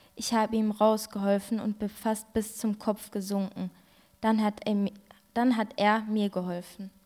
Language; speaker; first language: German; early bilingual, other home language; Turkish